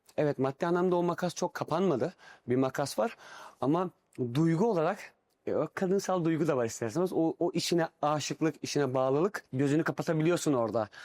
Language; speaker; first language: Turkish; native; Turkish